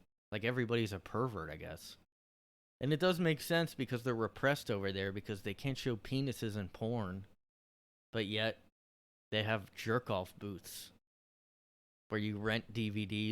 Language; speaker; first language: English; native; English